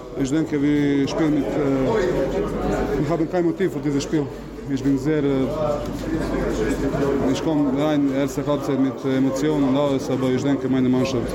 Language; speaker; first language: German; non-native, learner; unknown